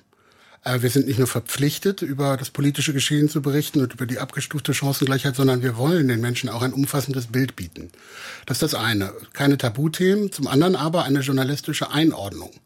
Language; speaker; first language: German; native; German